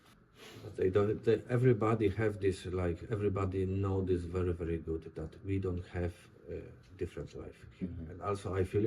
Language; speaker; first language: English; non-native, learner; Polish